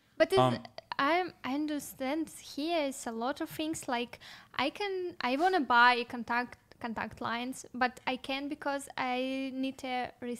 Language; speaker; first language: English; non-native, learner; Russian